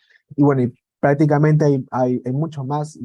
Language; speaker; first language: Spanish; native; Spanish